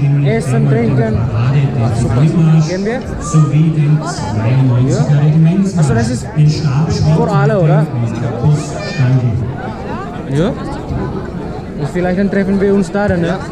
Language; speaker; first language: German; non-native, fluent; Indonesian